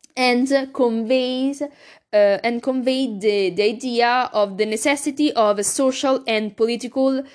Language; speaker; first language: English; non-native, learner; Italian